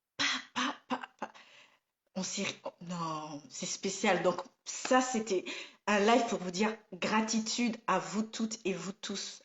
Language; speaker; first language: French; non-native, local second language; Somali